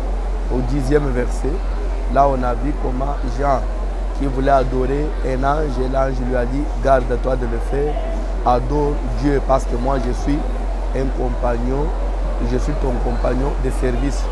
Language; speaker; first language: French; non-native, local second language; Lingala